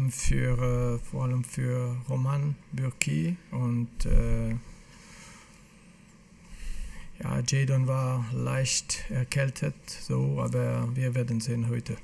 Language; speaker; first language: German; non-native, fluent; French